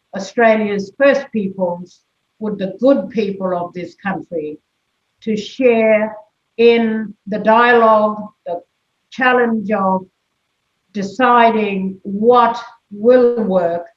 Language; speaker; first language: English; non-native, local second language; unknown